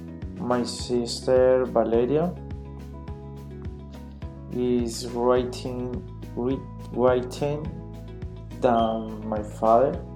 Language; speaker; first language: English; non-native, learner; Spanish